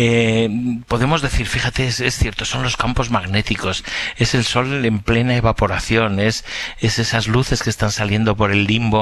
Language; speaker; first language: Spanish; native; Spanish